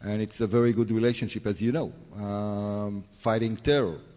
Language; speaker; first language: English; non-native, fluent; Hebrew